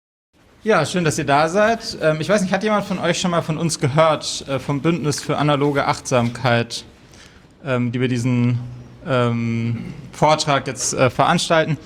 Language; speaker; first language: German; native; German